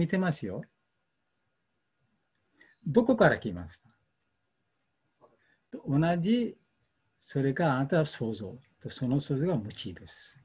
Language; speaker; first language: Japanese; non-native, learner; Bangla